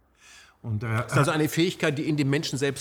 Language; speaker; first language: German; native; German